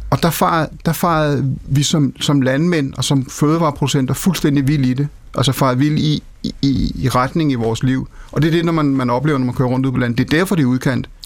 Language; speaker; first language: Danish; native; Danish